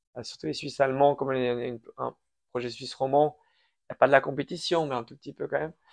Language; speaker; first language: French; early bilingual, other home language; Persian